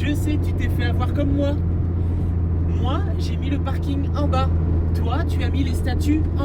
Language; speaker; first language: French; native; French